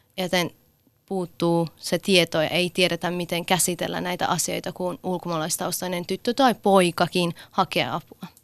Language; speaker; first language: Finnish; early bilingual, other home language; Persian